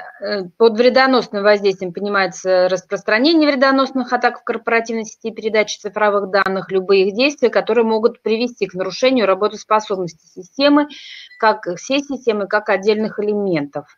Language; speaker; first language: Russian; native; Russian